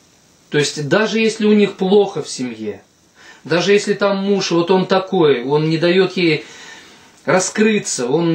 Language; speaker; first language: Russian; native; Russian